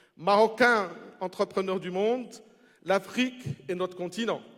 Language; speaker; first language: French; non-native, local second language; Arabic